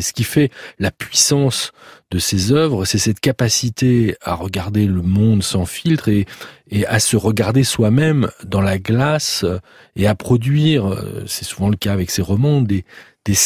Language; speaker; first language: French; native; French